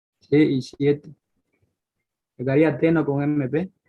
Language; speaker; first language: Spanish; native; Spanish